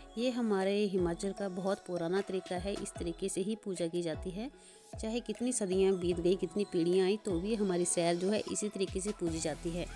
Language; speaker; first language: Hindi; native; Hindi